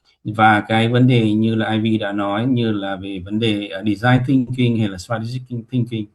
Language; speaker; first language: Vietnamese; native; Vietnamese